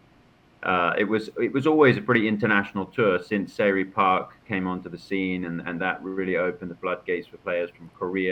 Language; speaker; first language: English; native; English